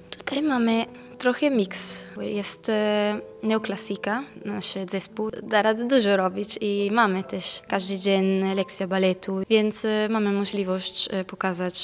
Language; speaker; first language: Polish; non-native, fluent; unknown